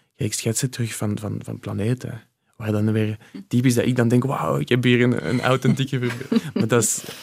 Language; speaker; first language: Dutch; native; Dutch